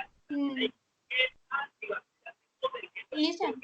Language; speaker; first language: English; non-native, learner; Spanish